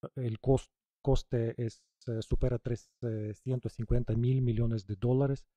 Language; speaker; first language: Spanish; non-native, fluent; Ukrainian